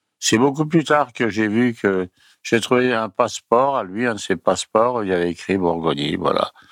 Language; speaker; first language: French; early bilingual, other home language; Italian